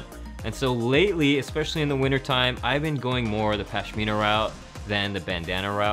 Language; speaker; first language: English; native; English